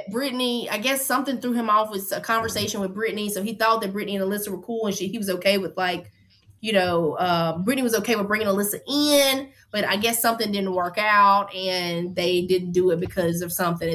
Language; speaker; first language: English; native; English